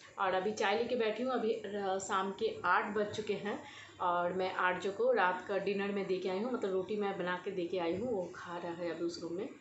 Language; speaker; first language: Hindi; non-native, local second language; Bangla